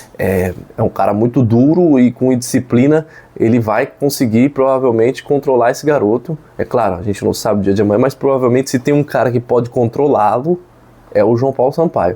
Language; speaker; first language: Portuguese; native; Portuguese